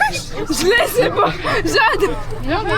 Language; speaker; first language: French; native; French